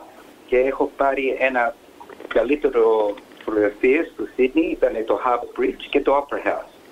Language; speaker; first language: Greek; early bilingual, heritage; English